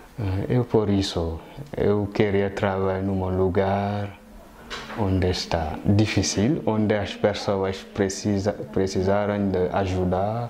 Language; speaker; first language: Portuguese; non-native, fluent; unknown